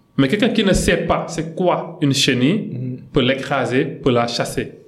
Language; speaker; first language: French; non-native, local second language; Wolof